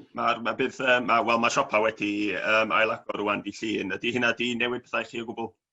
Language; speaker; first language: Welsh; native; Welsh